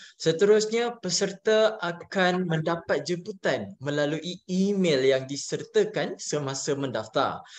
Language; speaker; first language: Malay; native; Malay